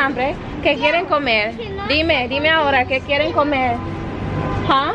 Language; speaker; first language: Spanish; non-native, fluent; English